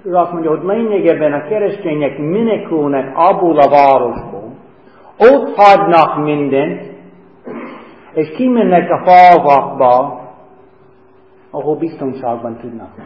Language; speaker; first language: Hungarian; non-native, fluent; English